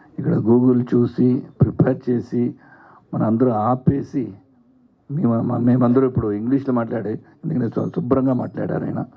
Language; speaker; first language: Telugu; non-native, learner; Tamil